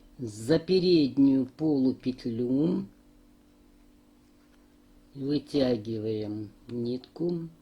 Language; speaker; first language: Russian; native; Russian